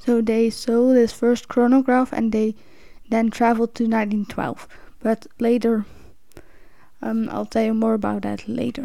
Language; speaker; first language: English; non-native, fluent; Dutch